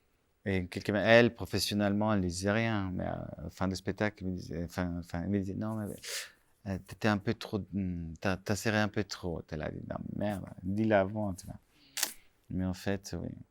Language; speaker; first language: French; non-native, fluent; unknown